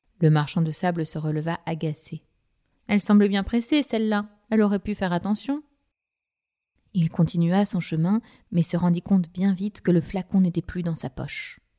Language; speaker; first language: French; native; French